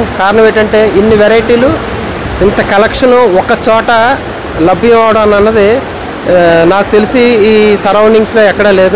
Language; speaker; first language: Telugu; native; Telugu